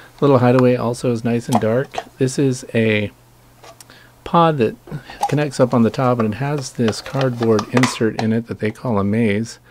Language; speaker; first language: English; native; English